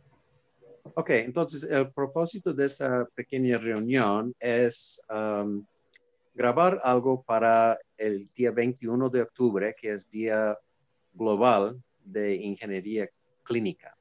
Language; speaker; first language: Spanish; non-native, fluent; English